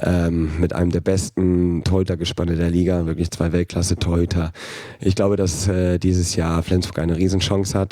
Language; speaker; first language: German; native; German